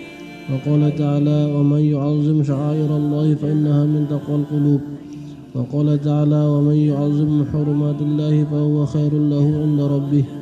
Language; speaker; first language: Arabic; non-native, fluent; Indonesian